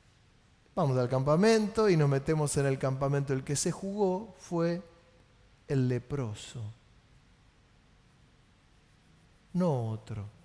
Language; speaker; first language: Spanish; native; Spanish